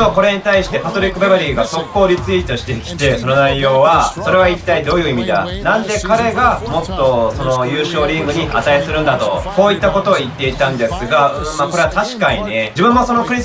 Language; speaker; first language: Japanese; native; Japanese